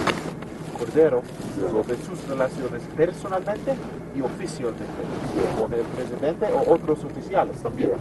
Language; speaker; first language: Spanish; non-native, learner; English